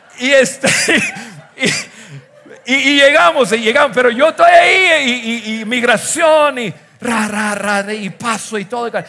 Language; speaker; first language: Spanish; non-native, fluent; English